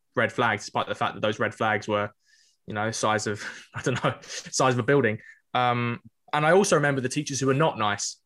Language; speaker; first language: English; native; English